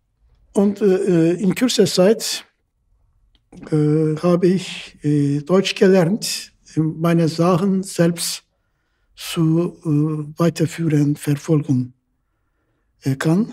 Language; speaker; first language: German; non-native, fluent; Turkish